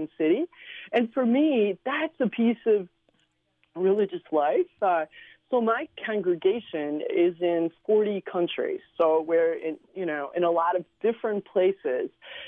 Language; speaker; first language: English; early bilingual, other home language; Slovenian